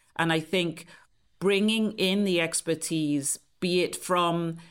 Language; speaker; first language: English; native; English